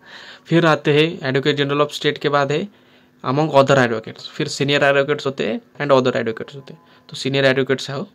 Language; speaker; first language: Hindi; non-native, local second language; Marathi